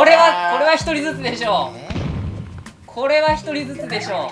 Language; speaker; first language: Japanese; native; Japanese